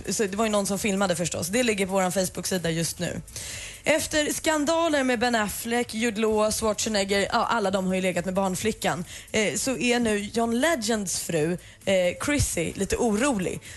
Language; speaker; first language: Swedish; native; Swedish